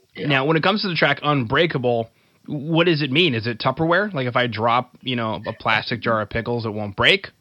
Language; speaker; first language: English; native; English